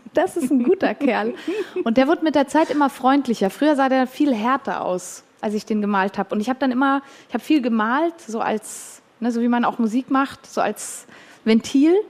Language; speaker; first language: German; native; German